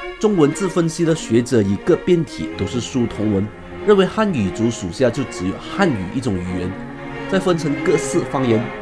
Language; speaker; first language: Chinese; native; Chinese